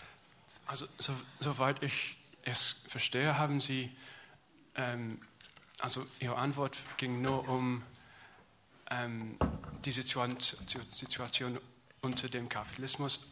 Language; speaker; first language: German; non-native, learner; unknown